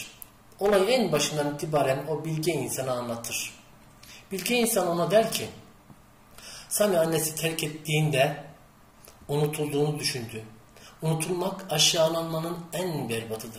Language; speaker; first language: Turkish; native; Turkish